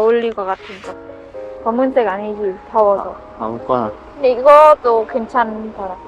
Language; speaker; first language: Korean; non-native, learner; Khmer